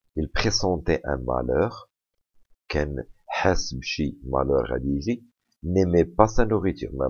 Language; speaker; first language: French; non-native, local second language; Arabic